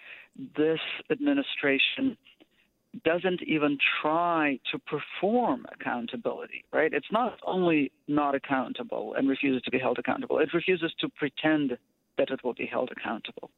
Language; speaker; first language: English; non-native, fluent; Russian